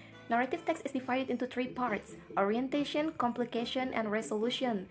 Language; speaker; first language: English; non-native, fluent; Indonesian